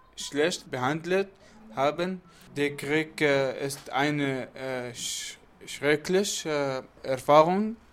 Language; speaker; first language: German; non-native, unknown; Arabic